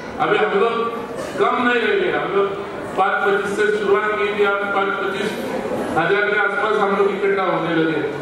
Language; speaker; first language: Hindi; non-native, local second language; Marathi